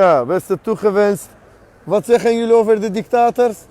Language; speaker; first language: Dutch; non-native, learner; Azerbaijani